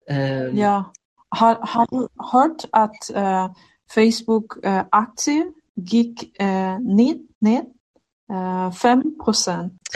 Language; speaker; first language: Danish; non-native, learner; Swedish